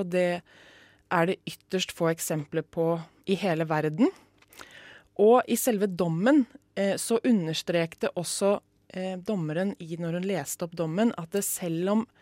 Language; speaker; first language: Norwegian; native; Norwegian